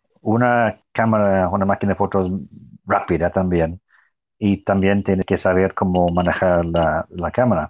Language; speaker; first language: Spanish; non-native, fluent; English